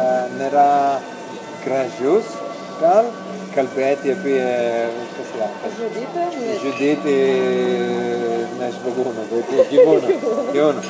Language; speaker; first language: Lithuanian; non-native, learner; Italian